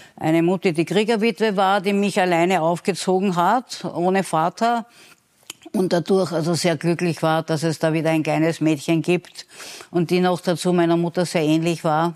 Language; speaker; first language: German; native; German